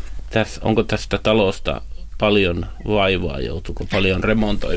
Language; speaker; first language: Finnish; native; Finnish